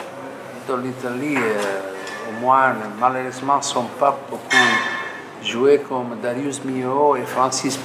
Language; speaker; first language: French; non-native, fluent; Italian